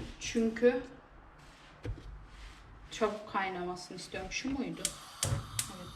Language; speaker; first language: Turkish; native; Turkish